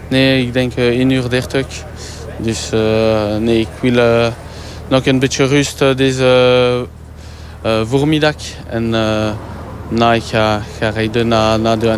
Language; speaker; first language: Dutch; non-native, local second language; French